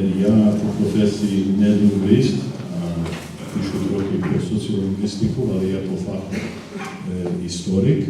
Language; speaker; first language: Ukrainian; non-native, fluent; English